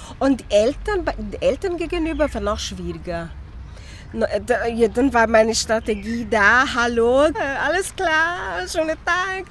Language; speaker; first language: German; non-native, fluent; Portuguese